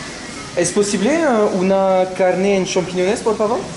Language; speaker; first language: Spanish; non-native, learner; French